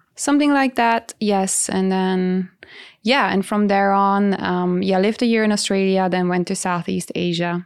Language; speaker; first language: English; non-native, fluent; Italian